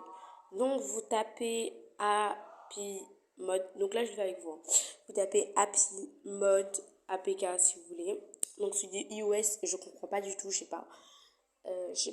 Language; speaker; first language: French; native; French